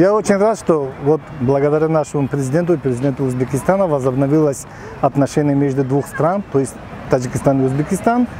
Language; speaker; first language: Russian; non-native, local second language; Tajik